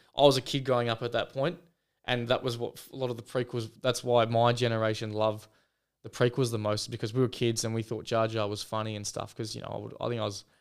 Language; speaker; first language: English; native; English